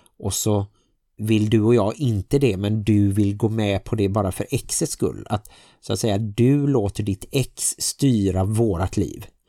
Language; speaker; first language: Swedish; native; Swedish